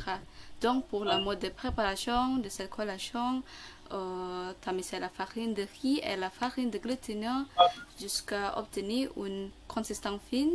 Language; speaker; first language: French; non-native, learner; Indonesian